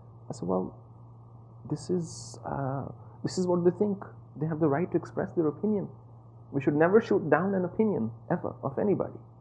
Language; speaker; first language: English; non-native, local second language; Hindi